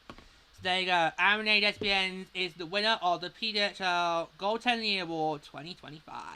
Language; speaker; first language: English; native; English